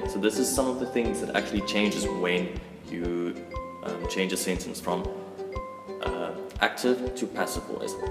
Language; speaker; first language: English; non-native, local second language; Afrikaans